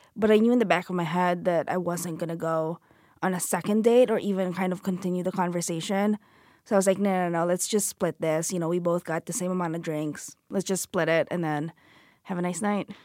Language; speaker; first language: English; non-native, local second language; Filipino